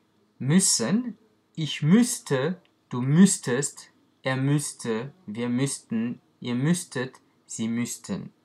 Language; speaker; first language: German; non-native, fluent; French